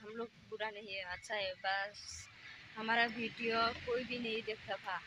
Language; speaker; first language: Hindi; non-native, local second language; Bangla